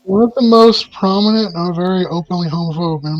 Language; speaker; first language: English; native; English